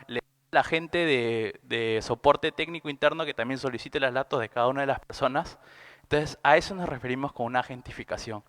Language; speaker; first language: Spanish; native; Spanish